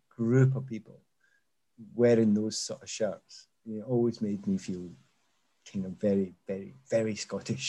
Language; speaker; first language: English; native; English